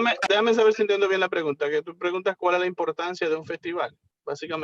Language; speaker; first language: Spanish; early bilingual, heritage; English